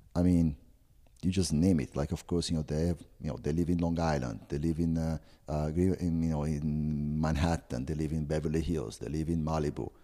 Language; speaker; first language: English; non-native, fluent; Italian